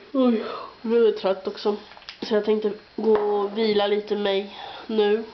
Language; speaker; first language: Swedish; native; Swedish